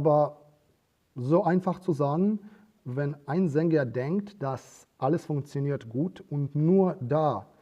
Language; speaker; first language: German; non-native, fluent; Russian